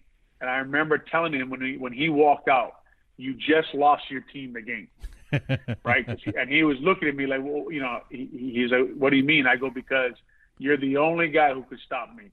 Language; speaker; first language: English; native; English